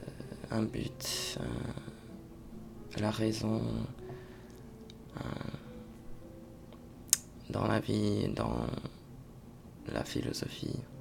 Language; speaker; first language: French; non-native, fluent; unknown